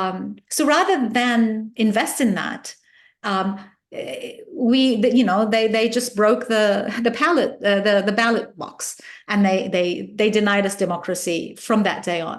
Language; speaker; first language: English; non-native, fluent; Arabic